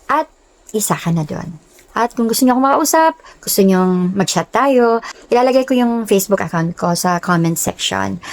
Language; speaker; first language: Filipino; non-native, local second language; Cebuano